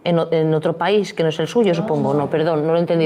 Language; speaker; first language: Spanish; native; Spanish